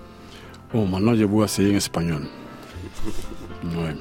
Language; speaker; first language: French; non-native, learner; Spanish